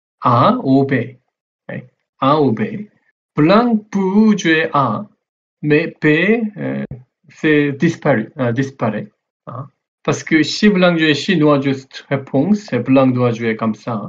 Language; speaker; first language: French; non-native, learner; Korean